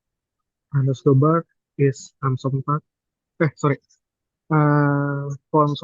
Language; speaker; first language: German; non-native, learner; Indonesian